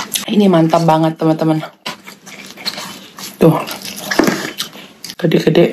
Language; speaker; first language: Indonesian; non-native, fluent; Thai